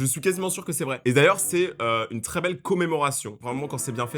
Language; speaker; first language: French; native; French